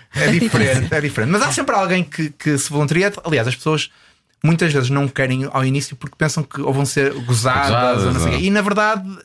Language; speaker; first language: Portuguese; native; Portuguese